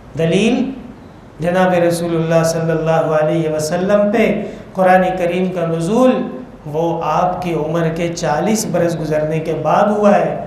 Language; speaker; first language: Urdu; non-native, local second language; Pashto